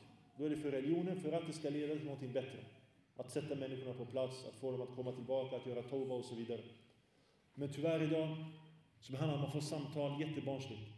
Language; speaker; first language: Swedish; early bilingual, other home language; Arabic